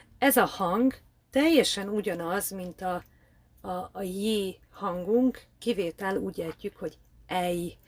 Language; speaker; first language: Hungarian; native; Hungarian